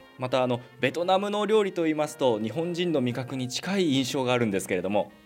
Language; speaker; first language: Japanese; native; Japanese